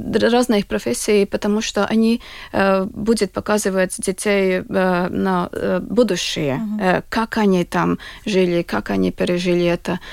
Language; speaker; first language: Russian; non-native, local second language; Latvian